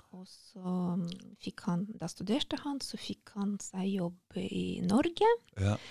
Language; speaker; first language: Norwegian; non-native, fluent; Russian